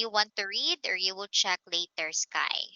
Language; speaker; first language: English; non-native, local second language; Filipino